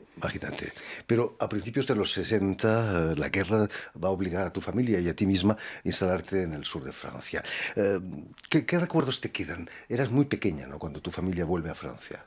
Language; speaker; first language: Spanish; native; Spanish